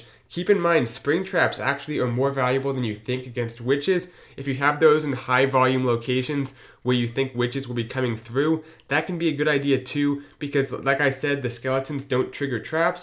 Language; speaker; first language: English; native; English